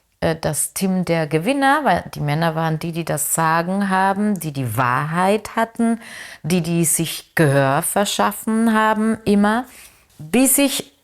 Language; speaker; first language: German; non-native, fluent; Spanish